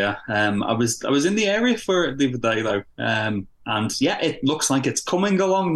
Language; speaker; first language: English; native; English